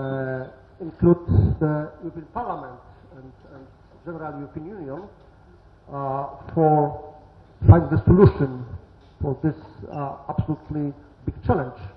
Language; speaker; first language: English; non-native, learner; Polish